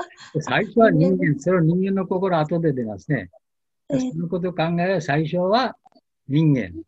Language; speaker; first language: Japanese; non-native, learner; Bangla